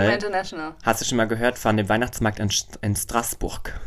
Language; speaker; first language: German; native; German